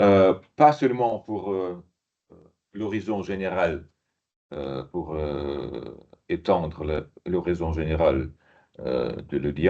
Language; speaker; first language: French; non-native, fluent; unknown